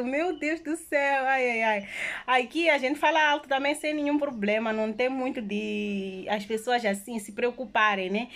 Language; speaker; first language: Portuguese; non-native, local second language; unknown